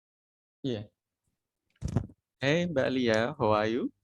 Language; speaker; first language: English; non-native, learner; Indonesian